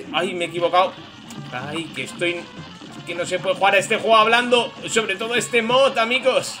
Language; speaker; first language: Spanish; native; Spanish